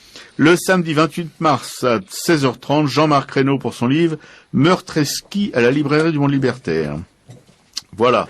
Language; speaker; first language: French; native; French